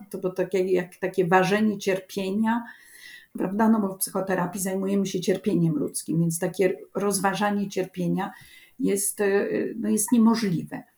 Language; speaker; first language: Polish; native; Polish